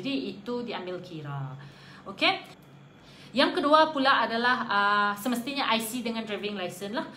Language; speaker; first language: Malay; non-native, local second language; Iban